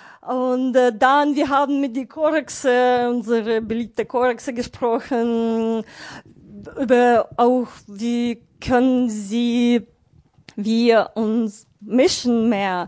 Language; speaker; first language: German; non-native, learner; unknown